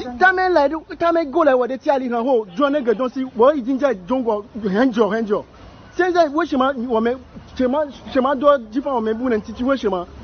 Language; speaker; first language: Chinese; non-native, learner; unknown